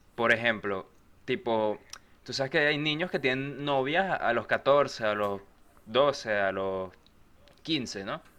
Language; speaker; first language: Spanish; native; Spanish